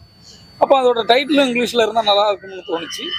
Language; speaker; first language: Tamil; native; Tamil